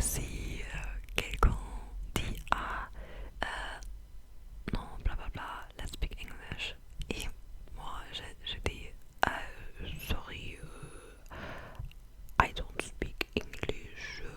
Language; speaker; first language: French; non-native, fluent; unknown